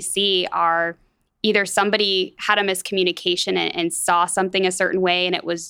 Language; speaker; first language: English; native; English